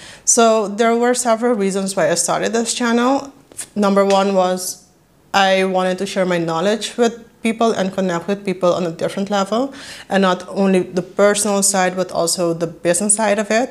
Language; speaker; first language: English; non-native, fluent; Papiamento